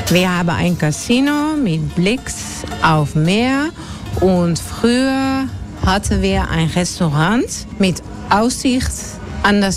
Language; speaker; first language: German; non-native, learner; Dutch